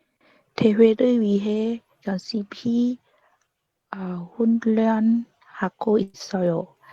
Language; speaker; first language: Korean; non-native, learner; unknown